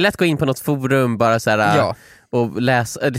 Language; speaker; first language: Swedish; native; Swedish